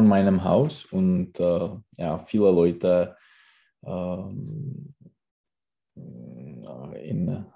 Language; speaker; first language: German; non-native, learner; Czech